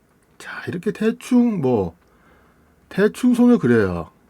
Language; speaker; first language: Korean; native; Korean